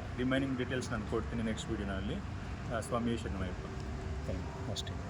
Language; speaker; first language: Kannada; non-native, local second language; Telugu